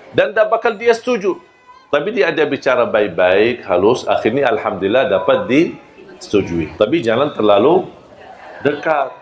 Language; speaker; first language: Malay; non-native, fluent; Arabic